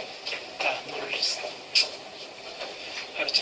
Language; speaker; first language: Russian; non-native, learner; Korean